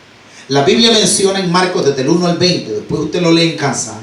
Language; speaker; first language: Spanish; native; Spanish